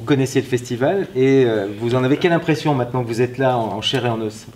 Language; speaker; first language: French; native; French